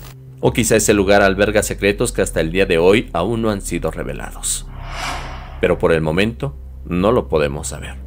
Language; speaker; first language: Spanish; native; Spanish